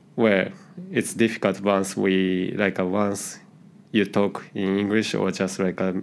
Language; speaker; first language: English; non-native, learner; Japanese